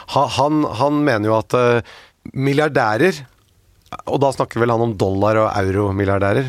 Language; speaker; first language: Norwegian; native; Norwegian